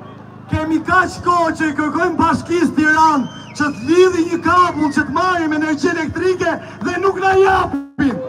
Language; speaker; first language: Albanian; native; Albanian